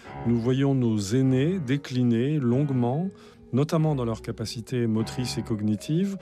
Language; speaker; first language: French; native; French